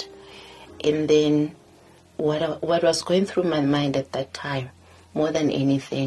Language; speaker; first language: English; non-native, local second language; Southern Sotho